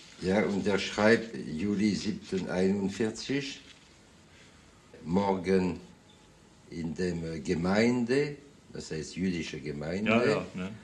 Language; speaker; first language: German; non-native, fluent; French